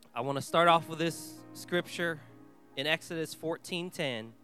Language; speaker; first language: English; early bilingual, other home language; Vietnamese